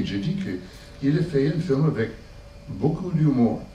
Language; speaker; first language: French; non-native, learner; English